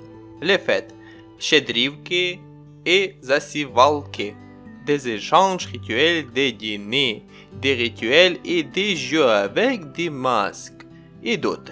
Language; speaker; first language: French; non-native, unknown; Ukrainian